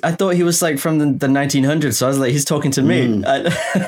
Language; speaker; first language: English; native; English